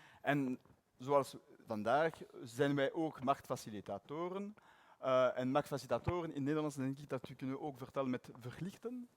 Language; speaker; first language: Dutch; non-native, learner; French